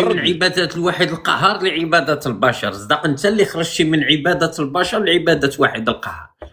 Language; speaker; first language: Arabic; native; Arabic